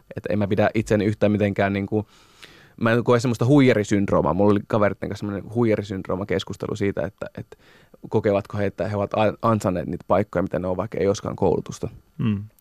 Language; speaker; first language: Finnish; native; Finnish